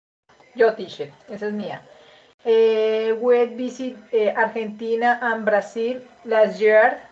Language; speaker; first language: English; non-native, learner; Spanish